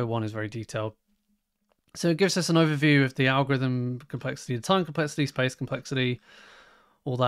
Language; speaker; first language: English; native; English